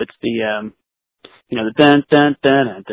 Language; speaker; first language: English; native; English